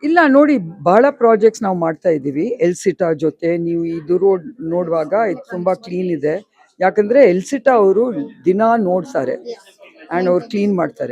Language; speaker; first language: Kannada; non-native, local second language; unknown